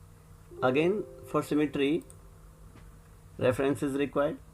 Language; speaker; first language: English; non-native, local second language; Hindi